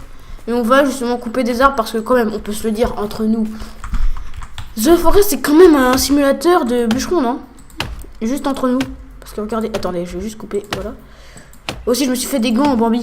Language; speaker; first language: French; native; French